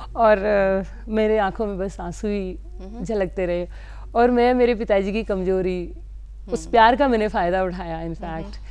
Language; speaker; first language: Hindi; native; Hindi